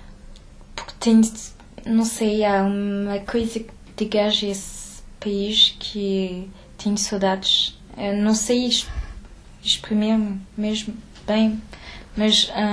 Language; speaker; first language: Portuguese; early bilingual, heritage; French